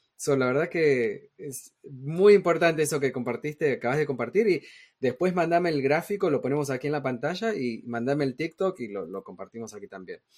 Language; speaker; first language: Spanish; native; Spanish